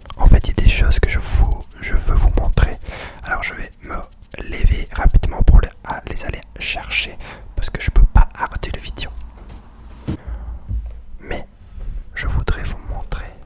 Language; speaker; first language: French; non-native, fluent; English